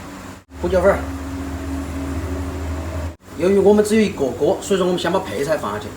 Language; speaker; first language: Chinese; native; Chinese